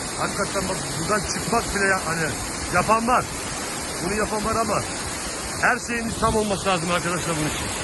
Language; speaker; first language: Turkish; early bilingual, heritage; Turkish